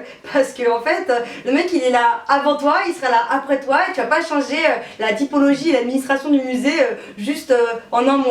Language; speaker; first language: French; native; French